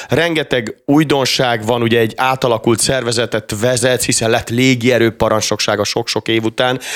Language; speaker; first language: Hungarian; native; Hungarian